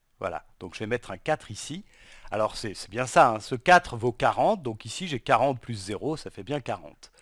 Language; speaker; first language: French; native; French